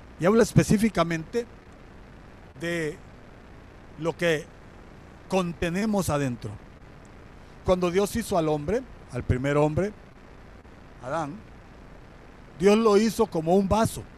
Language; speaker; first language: Spanish; native; Spanish